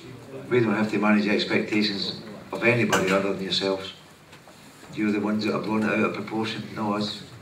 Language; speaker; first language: English; native; English